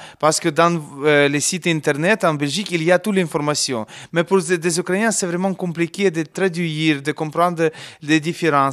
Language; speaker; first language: French; non-native, learner; Ukrainian